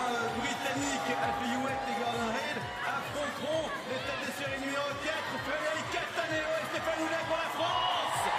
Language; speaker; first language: French; native; French